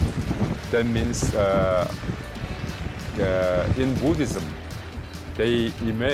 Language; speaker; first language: English; non-native, learner; Korean